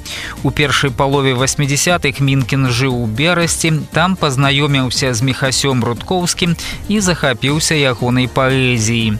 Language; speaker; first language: Belarusian; native; Belarusian